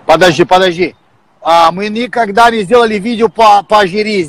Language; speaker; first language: Russian; non-native, learner; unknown